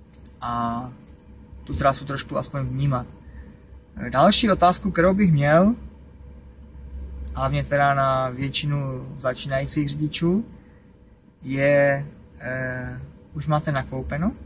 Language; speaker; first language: Czech; native; Czech